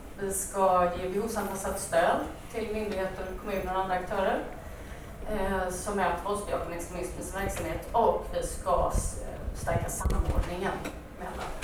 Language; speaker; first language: Swedish; native; Swedish